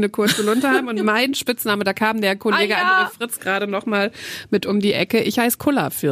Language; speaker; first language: German; native; German